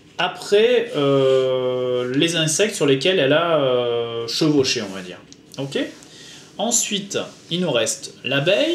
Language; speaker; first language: French; native; French